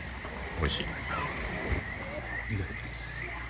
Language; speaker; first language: Japanese; native; Japanese